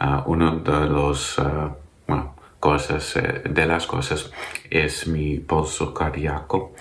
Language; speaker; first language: Spanish; non-native, learner; English